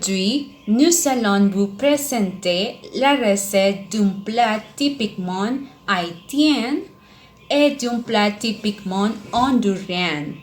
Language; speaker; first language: French; non-native, learner; Spanish